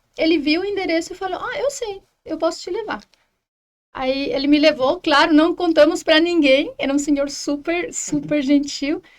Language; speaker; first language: Portuguese; non-native, fluent; Spanish